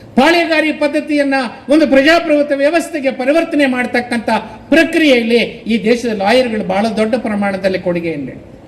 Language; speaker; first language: Kannada; non-native, local second language; Telugu